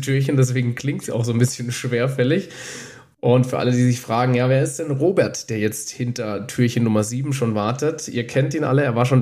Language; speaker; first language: German; native; German